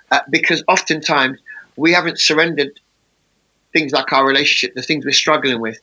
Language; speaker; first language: English; native; English